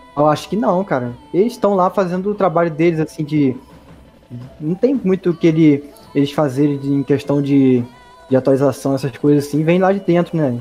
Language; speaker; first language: Portuguese; native; Portuguese